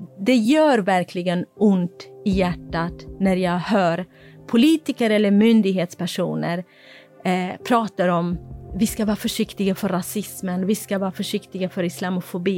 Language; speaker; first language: Swedish; non-native, fluent; Kurdish